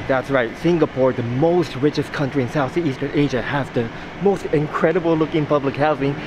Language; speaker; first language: English; non-native, fluent; Japanese